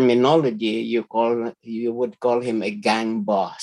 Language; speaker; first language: English; non-native, local second language; Filipino